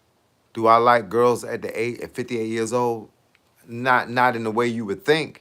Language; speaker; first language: English; native; English